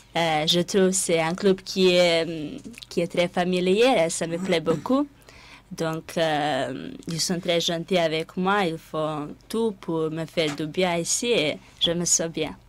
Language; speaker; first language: French; non-native, fluent; Serbian